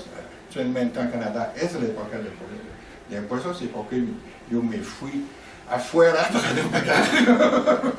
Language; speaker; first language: Spanish; non-native, learner; French